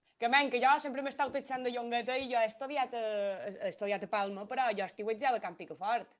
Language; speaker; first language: Catalan; native; Catalan